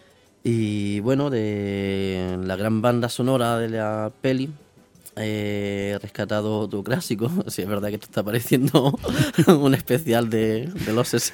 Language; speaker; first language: Spanish; native; Spanish